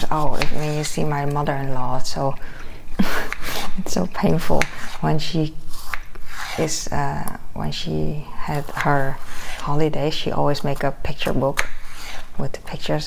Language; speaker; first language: English; non-native, fluent; Dutch